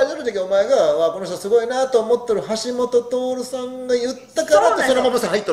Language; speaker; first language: Japanese; native; Japanese